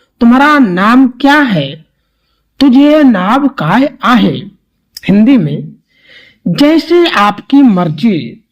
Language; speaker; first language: Hindi; native; Hindi